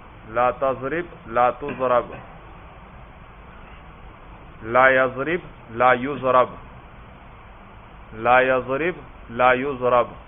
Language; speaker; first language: Arabic; non-native, fluent; Urdu